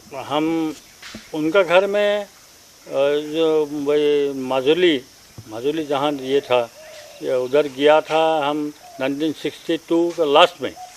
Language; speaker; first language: Hindi; non-native, local second language; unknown